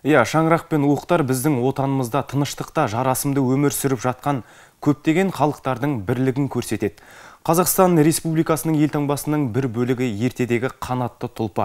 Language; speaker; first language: Kazakh; native; Kazakh